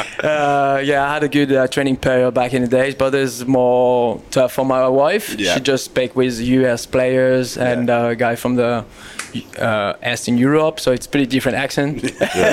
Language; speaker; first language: English; non-native, learner; French